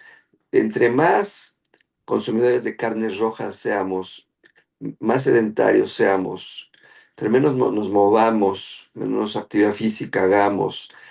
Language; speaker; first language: Spanish; native; Spanish